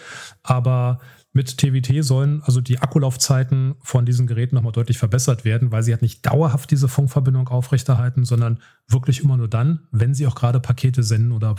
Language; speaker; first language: German; native; German